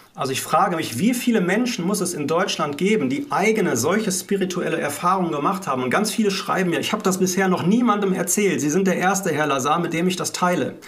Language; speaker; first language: German; native; German